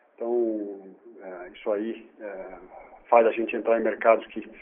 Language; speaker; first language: Portuguese; native; Portuguese